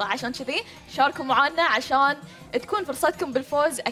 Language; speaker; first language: Arabic; native; Arabic